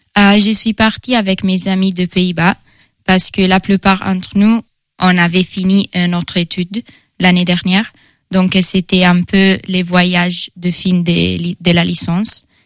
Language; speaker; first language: French; non-native, fluent; Italian